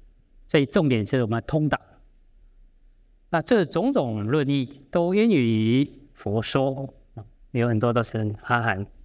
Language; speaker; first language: Chinese; native; Chinese